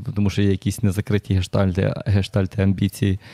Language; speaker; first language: Ukrainian; native; Ukrainian